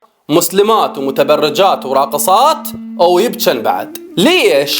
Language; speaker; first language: Arabic; native; Arabic